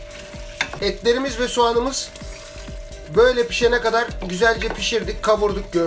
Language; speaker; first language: Turkish; native; Turkish